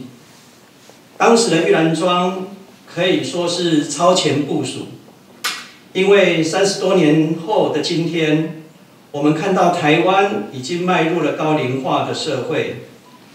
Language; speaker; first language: Chinese; native; Chinese